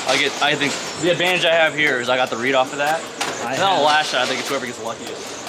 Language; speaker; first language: English; native; English